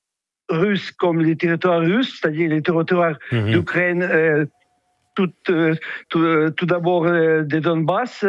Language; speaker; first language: French; non-native, fluent; Ukrainian